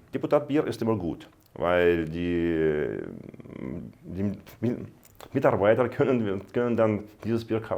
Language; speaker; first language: German; non-native, fluent; Russian